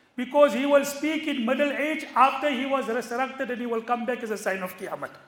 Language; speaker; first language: English; native; English